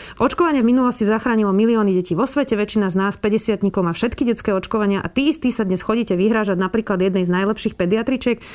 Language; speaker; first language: Slovak; native; Slovak